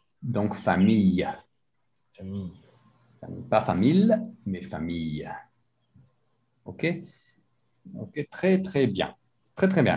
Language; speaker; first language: French; non-native, fluent; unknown